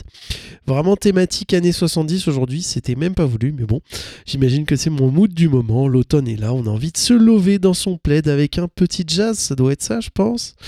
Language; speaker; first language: French; native; French